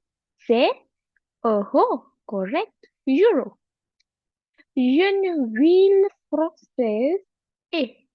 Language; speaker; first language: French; non-native, fluent; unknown